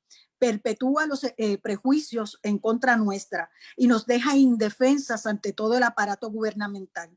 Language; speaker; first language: Spanish; native; Spanish